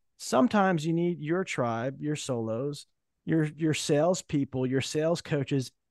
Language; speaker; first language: English; native; English